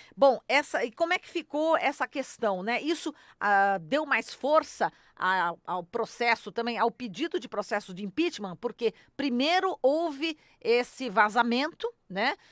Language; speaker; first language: Portuguese; native; Portuguese